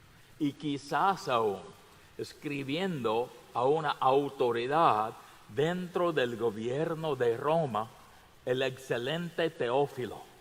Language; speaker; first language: Spanish; non-native, fluent; English